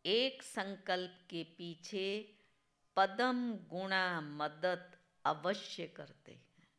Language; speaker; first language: Hindi; non-native, local second language; Gujarati